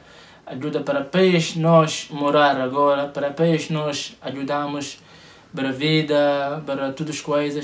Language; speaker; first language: Portuguese; non-native, learner; Arabic